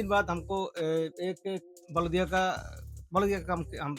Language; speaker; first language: Hindi; non-native, fluent; Bangla